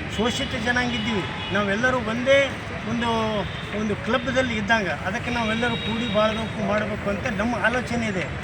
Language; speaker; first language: Kannada; non-native, local second language; Lambadi